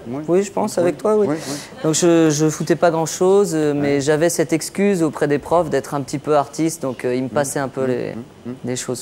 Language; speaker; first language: French; native; French